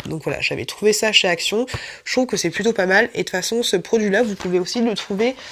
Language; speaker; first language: French; native; French